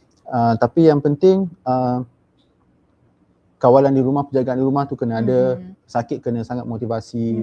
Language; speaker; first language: Malay; native; Malay